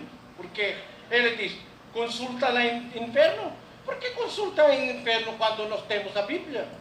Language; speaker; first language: Portuguese; non-native, learner; Filipino